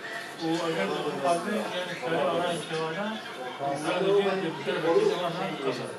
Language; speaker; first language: Turkish; native; Turkish